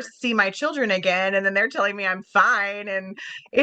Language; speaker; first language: English; native; English